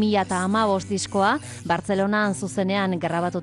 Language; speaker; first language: Basque; native; Basque